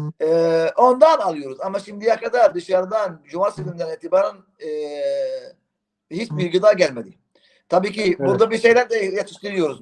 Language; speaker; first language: Turkish; non-native, fluent; Arabic